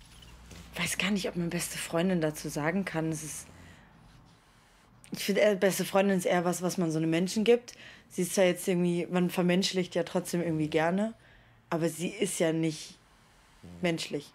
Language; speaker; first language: German; native; German